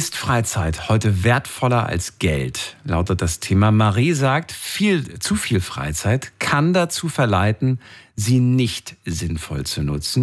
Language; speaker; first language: German; native; German